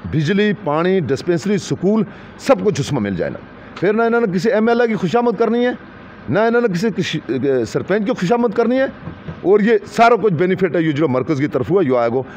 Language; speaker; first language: Hindi; non-native, local second language; Gujari